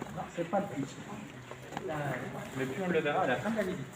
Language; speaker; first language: French; native; French